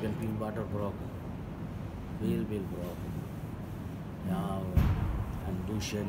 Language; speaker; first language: Dutch; non-native, learner; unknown